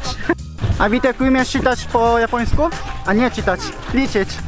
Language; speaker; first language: Polish; non-native, learner; Japanese